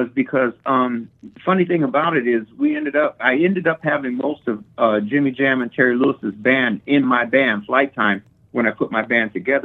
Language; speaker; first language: English; native; English